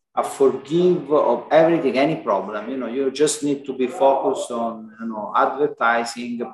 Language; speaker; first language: English; non-native, learner; Italian